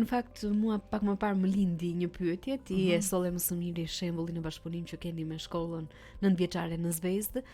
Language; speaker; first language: Albanian; native; Albanian